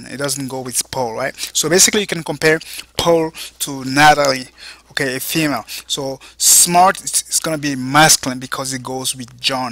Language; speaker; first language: English; non-native, fluent; French